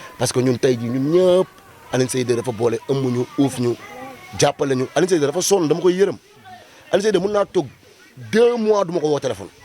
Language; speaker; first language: Wolof; native; Wolof